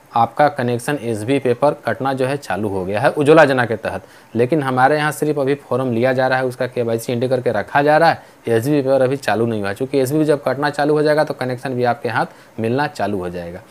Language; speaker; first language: Hindi; native; Hindi